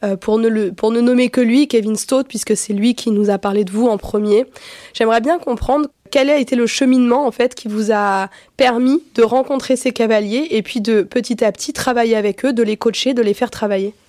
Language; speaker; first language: French; native; French